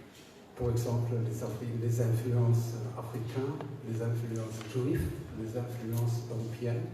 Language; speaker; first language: French; non-native, learner; German